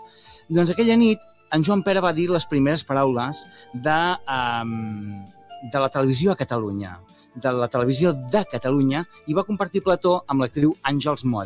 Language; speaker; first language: Catalan; native; Catalan